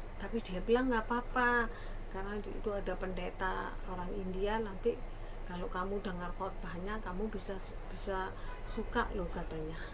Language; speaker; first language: Indonesian; early bilingual, other home language; Sindhi